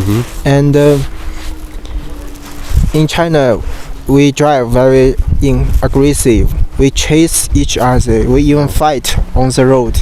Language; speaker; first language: English; non-native, learner; Chinese